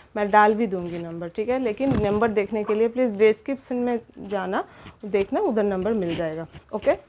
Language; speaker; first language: Hindi; non-native, local second language; Bangla